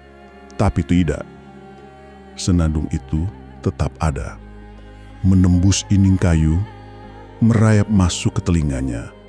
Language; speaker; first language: Indonesian; native; Indonesian